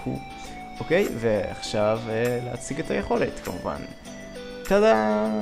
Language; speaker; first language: Hebrew; native; Hebrew